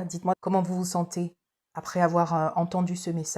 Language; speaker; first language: French; native; French